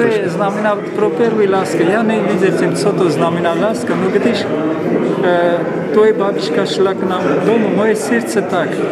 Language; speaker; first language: Czech; non-native, learner; Armenian